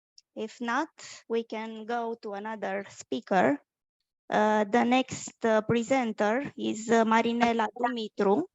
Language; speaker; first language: English; non-native, fluent; Romanian